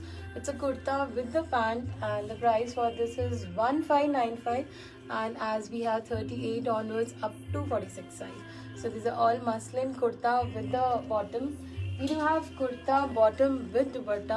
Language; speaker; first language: English; non-native, local second language; Hindi